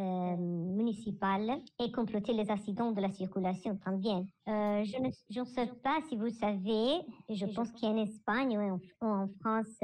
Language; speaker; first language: French; non-native, learner; Italian